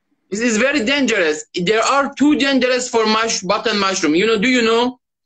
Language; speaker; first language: English; non-native, learner; Persian